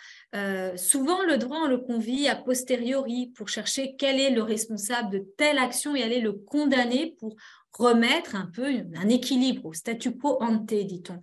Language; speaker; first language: French; native; French